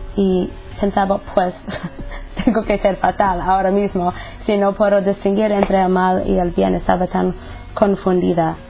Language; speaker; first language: Spanish; non-native, fluent; English